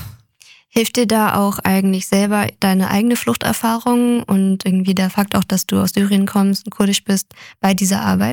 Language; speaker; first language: German; native; German